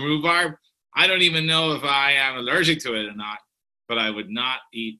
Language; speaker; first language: English; native; English